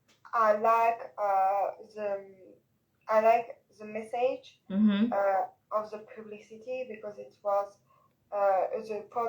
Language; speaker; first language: English; non-native, learner; French